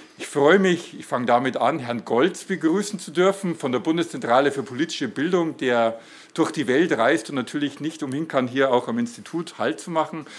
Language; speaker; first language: German; native; German